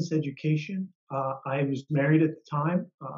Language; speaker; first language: English; native; English